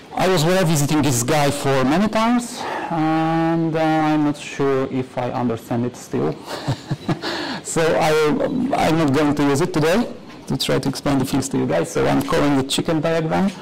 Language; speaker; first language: English; non-native, fluent; Polish